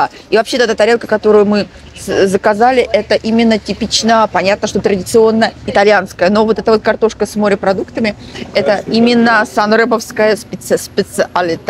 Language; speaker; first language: Russian; native; Russian